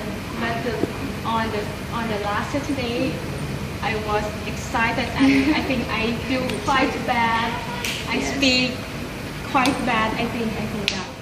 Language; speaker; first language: English; non-native, learner; Thai